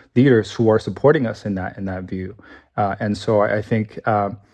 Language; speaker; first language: English; early bilingual, other home language; Chinese